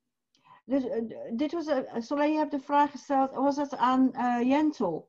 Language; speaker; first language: Dutch; non-native, fluent; English